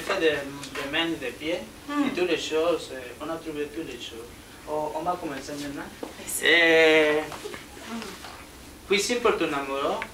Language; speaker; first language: French; non-native, learner; Portuguese